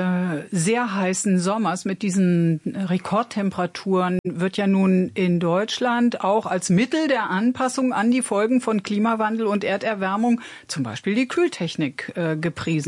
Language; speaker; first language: German; native; German